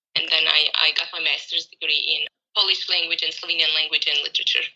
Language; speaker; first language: English; non-native, fluent; Croatian